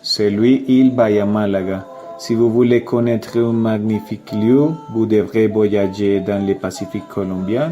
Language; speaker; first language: French; non-native, learner; Spanish